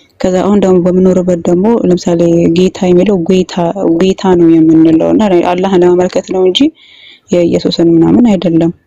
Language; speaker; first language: Amharic; non-native, local second language; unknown